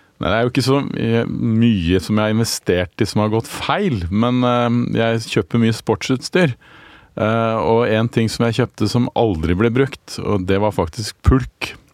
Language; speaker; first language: Norwegian; native; Norwegian